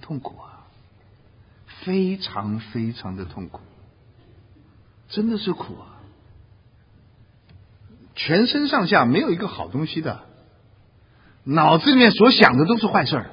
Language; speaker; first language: Chinese; native; Chinese